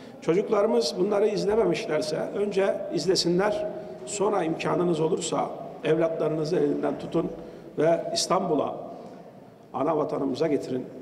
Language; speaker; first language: Turkish; native; Turkish